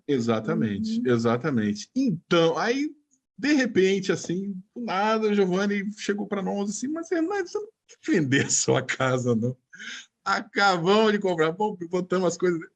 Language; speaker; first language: Portuguese; native; Portuguese